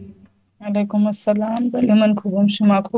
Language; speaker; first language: Persian; non-native, learner; Urdu